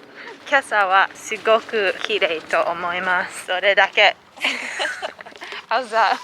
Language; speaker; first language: Japanese; non-native, learner; English